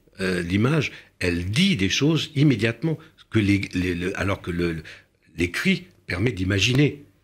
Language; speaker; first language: French; early bilingual, other home language; Romanian